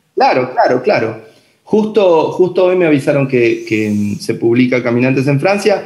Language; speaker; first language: Spanish; native; Spanish